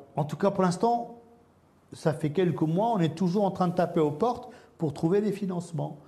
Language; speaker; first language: French; early bilingual, other home language; Arabic